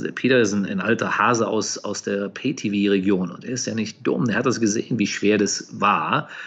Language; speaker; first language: German; native; German